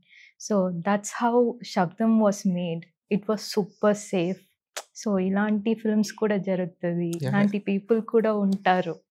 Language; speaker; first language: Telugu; non-native, learner; Tamil